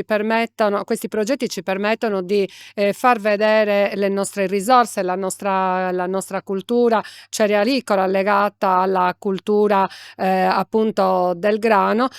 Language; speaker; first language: Italian; native; Italian